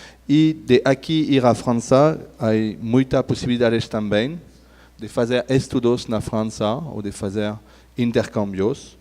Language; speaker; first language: Portuguese; non-native, learner; French